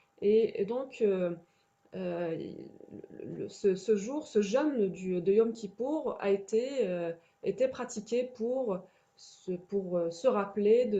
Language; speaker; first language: French; native; French